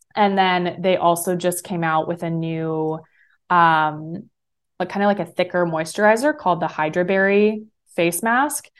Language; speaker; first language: English; native; English